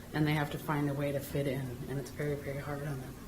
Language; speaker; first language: English; native; English